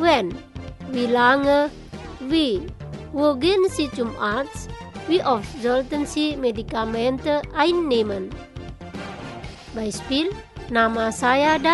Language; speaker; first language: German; non-native, fluent; Indonesian